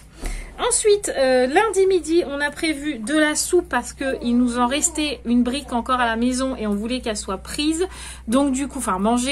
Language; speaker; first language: French; native; French